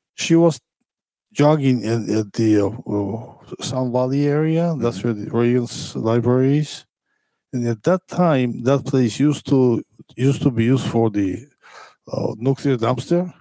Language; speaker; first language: English; non-native, fluent; Georgian